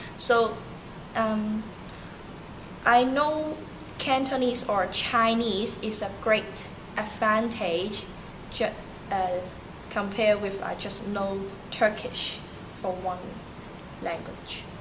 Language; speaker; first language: English; early bilingual, other home language; Turkish